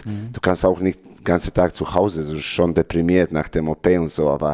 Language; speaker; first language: German; non-native, learner; Serbian